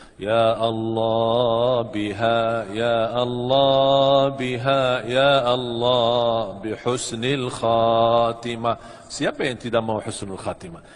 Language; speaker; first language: Malay; non-native, fluent; Arabic